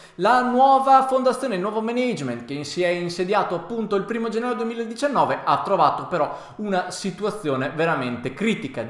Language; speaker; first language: Italian; native; Italian